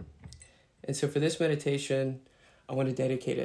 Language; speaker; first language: English; native; English